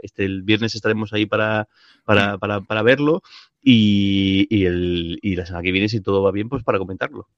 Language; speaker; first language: Spanish; native; Spanish